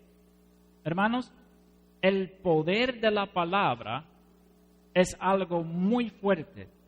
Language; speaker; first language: Spanish; non-native, fluent; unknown